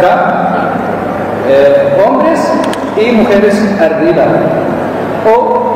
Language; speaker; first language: Spanish; non-native, learner; Arabic